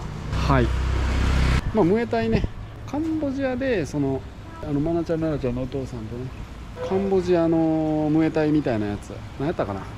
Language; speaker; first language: Japanese; native; Japanese